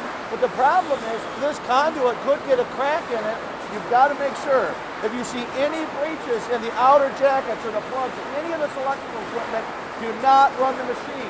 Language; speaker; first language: English; native; English